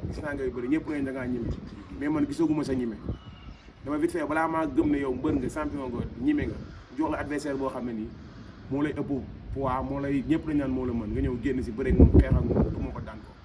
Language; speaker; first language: Wolof; native; Wolof